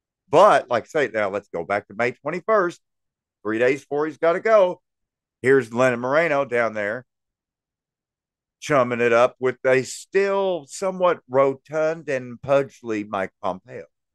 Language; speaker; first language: English; native; English